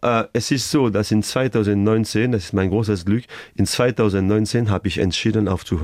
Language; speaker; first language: German; non-native, fluent; French